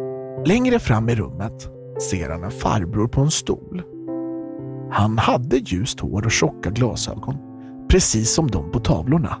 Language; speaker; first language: Swedish; native; Swedish